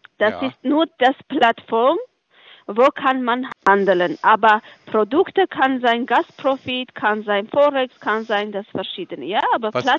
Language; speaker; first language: German; non-native, learner; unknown